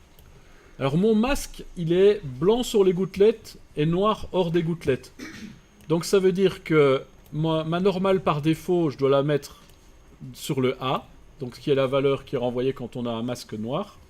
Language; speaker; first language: French; native; French